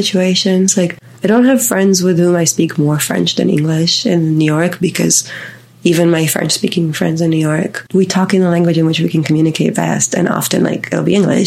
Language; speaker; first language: English; non-native, fluent; Hebrew